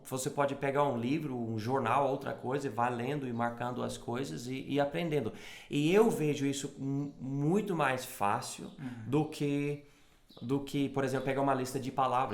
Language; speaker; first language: Portuguese; non-native, fluent; English